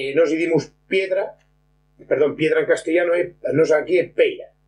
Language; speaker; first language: Spanish; non-native, local second language; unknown